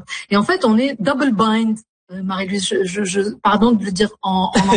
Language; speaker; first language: French; native; French